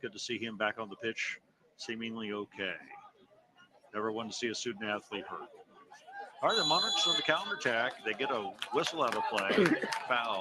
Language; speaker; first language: English; native; English